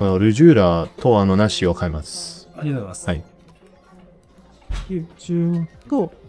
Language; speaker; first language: Japanese; non-native, learner; English